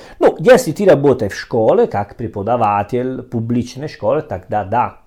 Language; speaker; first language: Russian; non-native, learner; Italian